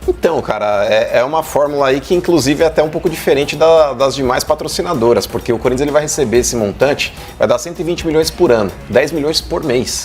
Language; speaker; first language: Portuguese; native; Portuguese